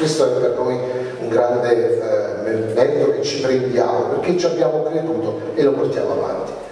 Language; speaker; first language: Italian; native; Italian